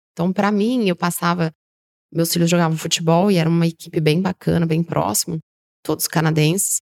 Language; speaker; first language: Portuguese; native; Portuguese